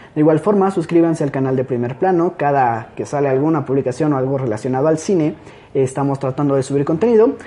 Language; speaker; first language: Spanish; native; Spanish